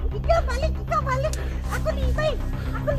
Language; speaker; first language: Cebuano; non-native, local second language; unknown